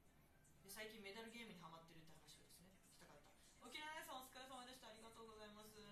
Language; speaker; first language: Japanese; native; Japanese